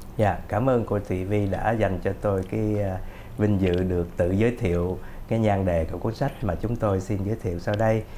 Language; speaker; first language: Vietnamese; native; Vietnamese